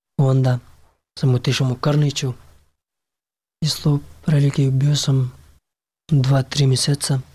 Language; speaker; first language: Serbian; non-native, learner; Pashto